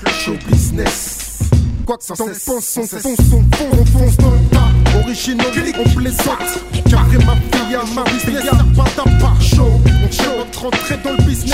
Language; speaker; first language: French; native; French